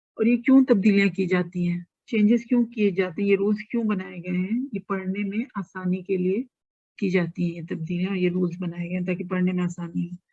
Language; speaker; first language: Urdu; native; Urdu